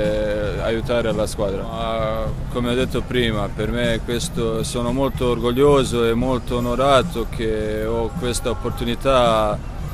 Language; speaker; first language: Italian; non-native, fluent; Croatian